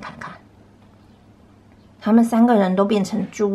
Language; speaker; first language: Chinese; native; Chinese